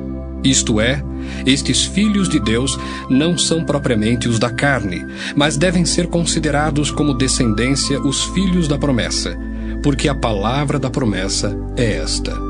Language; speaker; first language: Portuguese; native; Portuguese